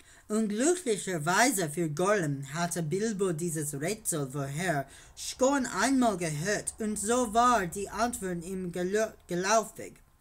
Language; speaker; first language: German; non-native, learner; English